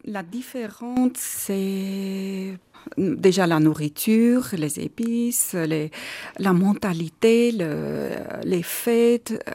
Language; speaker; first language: French; non-native, learner; Armenian